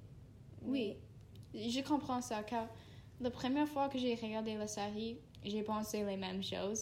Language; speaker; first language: French; non-native, learner; English